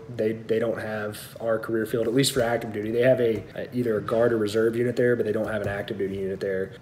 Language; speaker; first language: English; native; English